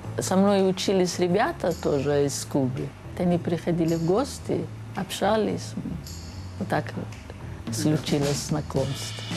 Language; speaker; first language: Ukrainian; non-native, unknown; Persian